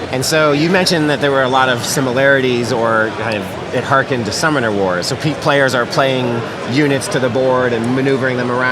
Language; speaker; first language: English; native; English